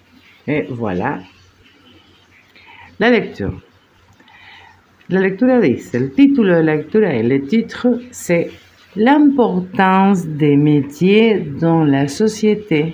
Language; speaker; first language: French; non-native, fluent; Spanish